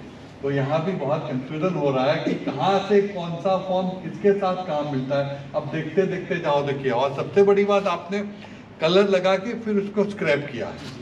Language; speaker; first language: Hindi; non-native, local second language; Gujarati